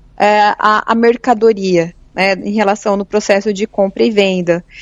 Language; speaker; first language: Portuguese; native; Portuguese